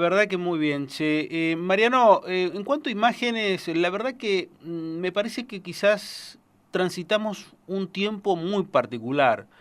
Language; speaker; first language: Spanish; native; Spanish